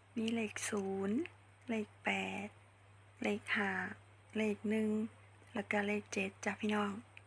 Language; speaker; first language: Thai; native; Thai